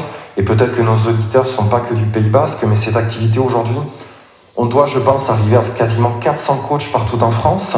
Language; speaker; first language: French; native; French